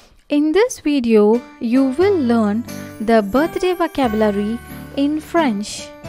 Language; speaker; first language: English; non-native, local second language; Tamil